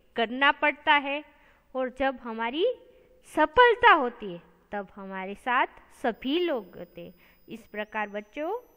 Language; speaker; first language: Hindi; non-native, local second language; Gujarati